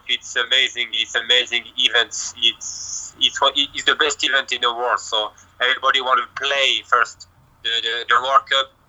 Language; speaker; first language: English; non-native, learner; French